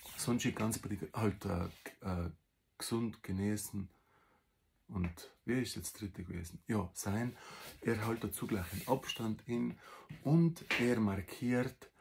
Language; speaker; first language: German; native; German